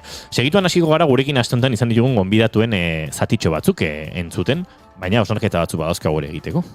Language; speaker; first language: Basque; native; Basque